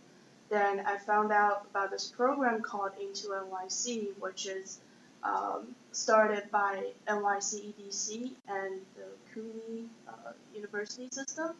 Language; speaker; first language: English; non-native, fluent; Chinese